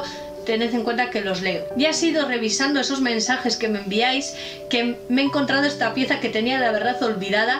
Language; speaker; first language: Spanish; native; Spanish